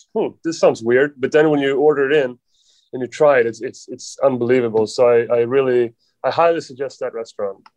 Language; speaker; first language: English; non-native, fluent; Swedish